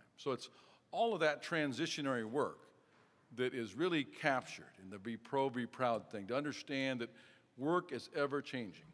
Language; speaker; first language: English; native; English